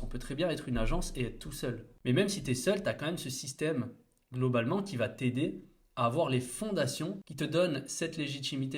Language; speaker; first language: French; native; French